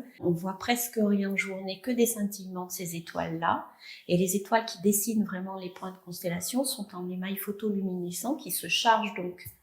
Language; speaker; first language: French; native; French